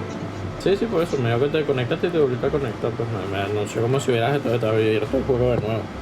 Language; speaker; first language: Spanish; native; Spanish